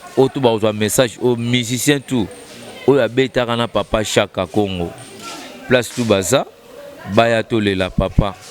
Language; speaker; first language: Lingala; native; Lingala